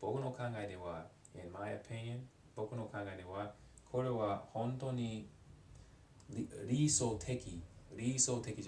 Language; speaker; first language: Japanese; non-native, learner; English